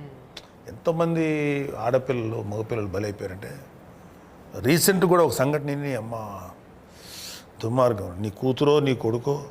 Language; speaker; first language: Telugu; native; Telugu